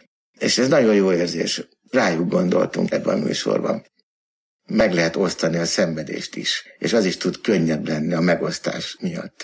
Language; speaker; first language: Hungarian; native; Hungarian